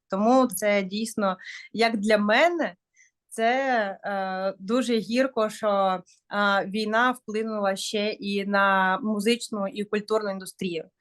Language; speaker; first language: Ukrainian; non-native, local second language; Russian